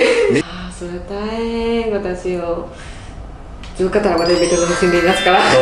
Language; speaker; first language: Japanese; non-native, learner; Vietnamese